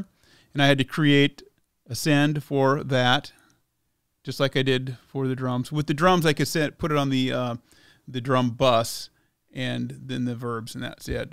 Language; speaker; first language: English; native; English